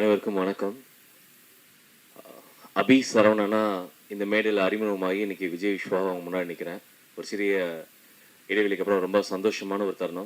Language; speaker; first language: Tamil; native; Tamil